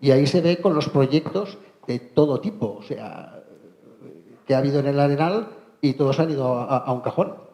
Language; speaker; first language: Spanish; non-native, local second language; Catalan